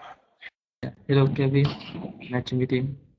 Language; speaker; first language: English; non-native, learner; Vietnamese